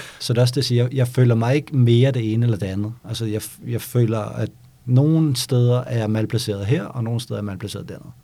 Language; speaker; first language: Danish; early bilingual, other home language; Bosnian